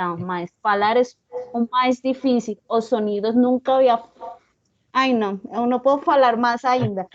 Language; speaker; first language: Portuguese; non-native, learner; Spanish